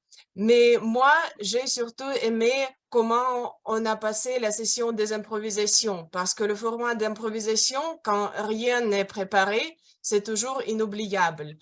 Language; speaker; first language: French; non-native, fluent; Russian